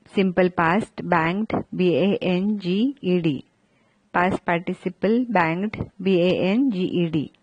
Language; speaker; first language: Hindi; non-native, local second language; Marathi